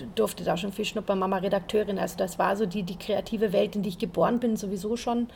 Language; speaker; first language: German; native; German